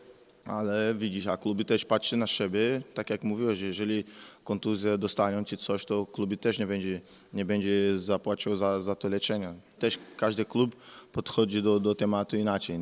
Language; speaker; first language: Polish; non-native, learner; Portuguese